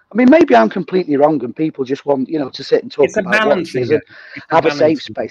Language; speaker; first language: English; native; English